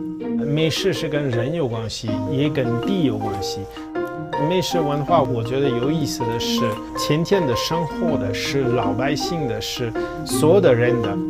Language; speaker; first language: Chinese; non-native, fluent; French